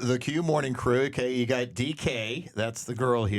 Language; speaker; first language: English; native; English